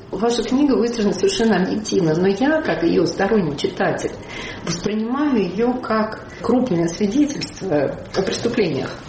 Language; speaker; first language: Russian; native; Russian